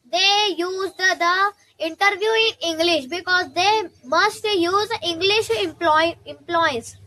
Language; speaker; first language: English; non-native, learner; Hindi